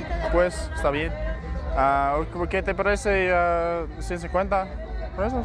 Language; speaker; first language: Spanish; non-native, learner; English